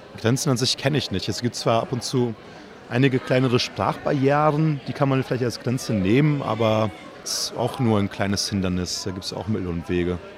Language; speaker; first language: German; native; German